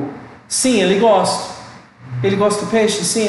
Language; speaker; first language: Portuguese; non-native, learner; English